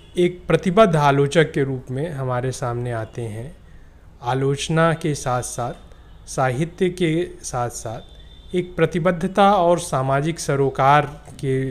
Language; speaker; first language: Hindi; native; Hindi